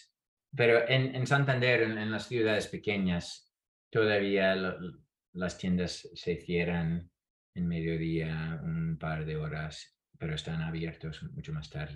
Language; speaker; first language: Spanish; non-native, fluent; English